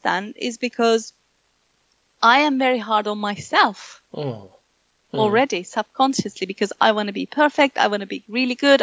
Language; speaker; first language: English; non-native, fluent; Turkish